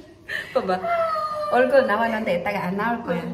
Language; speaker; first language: Korean; non-native, learner; Filipino